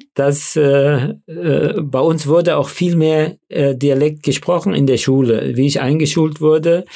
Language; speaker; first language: German; non-native, local second language; Yiddish